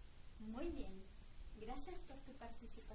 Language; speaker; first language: Spanish; non-native, fluent; Portuguese